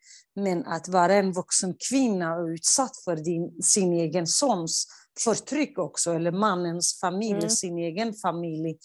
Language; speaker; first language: Swedish; non-native, fluent; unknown